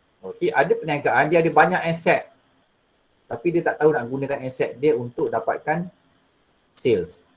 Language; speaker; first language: Malay; native; Malay